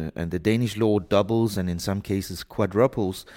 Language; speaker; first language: English; non-native, fluent; Danish